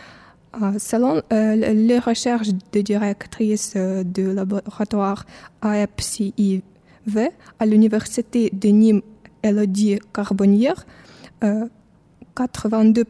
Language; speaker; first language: French; non-native, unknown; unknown